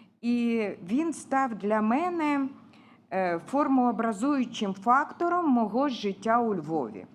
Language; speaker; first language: Ukrainian; non-native, local second language; Russian